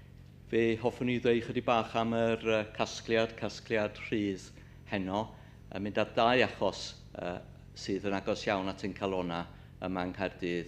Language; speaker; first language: Welsh; native; Welsh